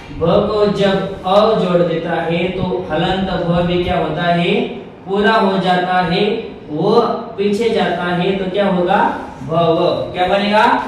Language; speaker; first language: Hindi; non-native, local second language; Marathi